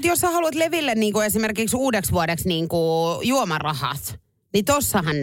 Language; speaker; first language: Finnish; native; Finnish